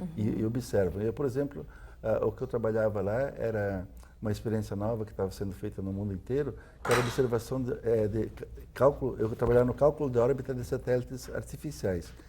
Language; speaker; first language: Portuguese; native; Portuguese